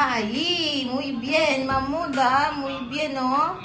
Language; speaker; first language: Spanish; non-native, learner; Filipino